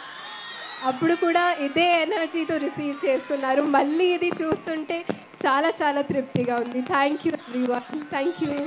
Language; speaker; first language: Telugu; non-native, fluent; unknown